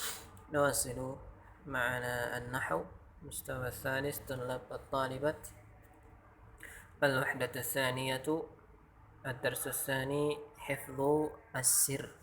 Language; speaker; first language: Arabic; non-native, fluent; Indonesian